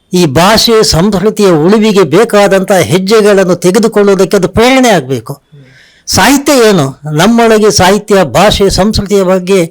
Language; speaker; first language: Kannada; non-native, local second language; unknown